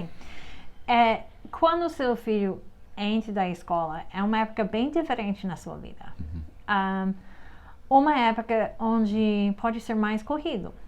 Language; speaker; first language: Portuguese; non-native, fluent; English